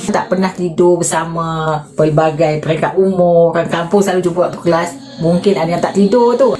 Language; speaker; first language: Malay; native; Malay